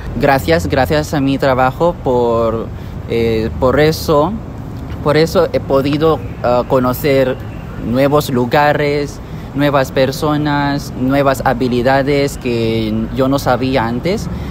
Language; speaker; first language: Spanish; non-native, fluent; Filipino